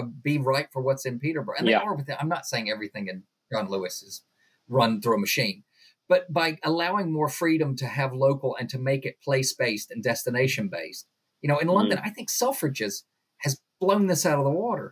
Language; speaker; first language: English; native; English